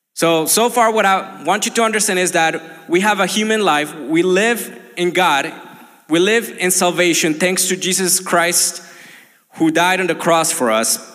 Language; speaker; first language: English; non-native, fluent; Spanish